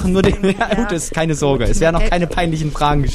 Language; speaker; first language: German; native; German